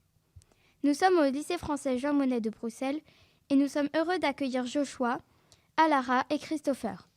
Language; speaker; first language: French; native; French